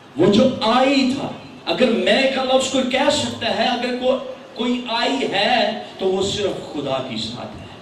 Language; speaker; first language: Urdu; non-native, local second language; Punjabi